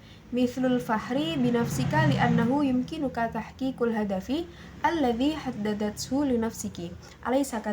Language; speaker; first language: Arabic; non-native, learner; Indonesian